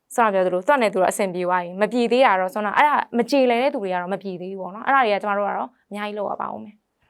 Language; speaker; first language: Burmese; native; Burmese